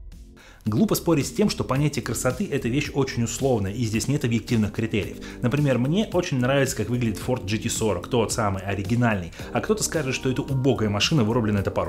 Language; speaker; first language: Russian; native; Russian